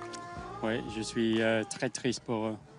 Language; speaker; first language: French; non-native, learner; English